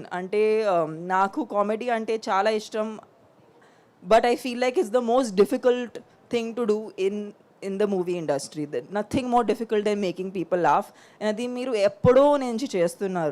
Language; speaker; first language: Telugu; non-native, local second language; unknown